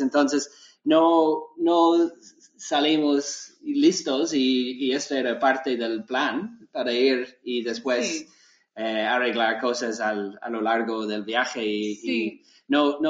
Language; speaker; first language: Spanish; non-native, learner; English